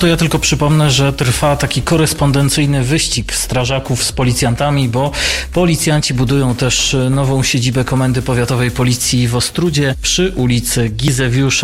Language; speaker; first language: Polish; native; Polish